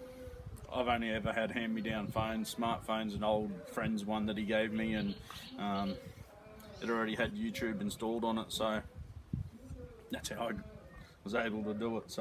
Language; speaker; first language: English; native; English